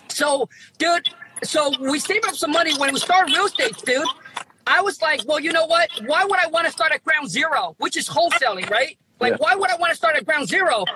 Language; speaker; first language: English; early bilingual, other home language; Vietnamese